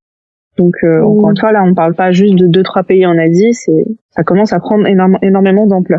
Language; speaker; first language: French; native; French